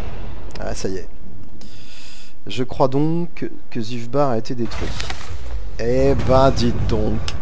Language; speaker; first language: French; native; French